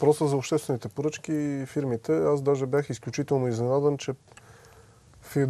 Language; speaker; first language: Bulgarian; native; Bulgarian